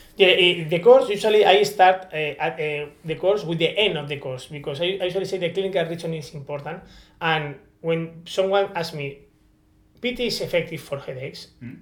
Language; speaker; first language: English; non-native, learner; Spanish